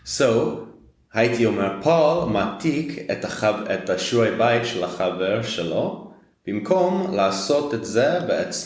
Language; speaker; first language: Hebrew; non-native, fluent; English